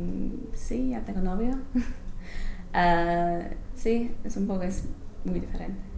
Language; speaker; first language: Spanish; non-native, learner; English